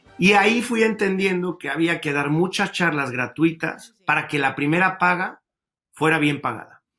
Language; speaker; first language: Spanish; native; Spanish